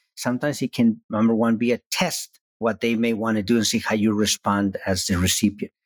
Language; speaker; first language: English; non-native, fluent; Spanish